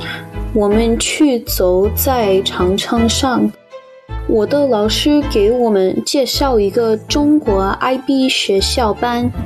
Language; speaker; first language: Chinese; non-native, learner; English